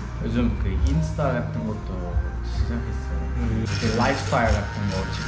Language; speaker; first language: Korean; non-native, fluent; Uzbek